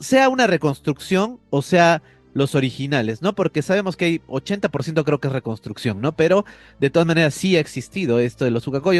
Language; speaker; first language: Spanish; native; Spanish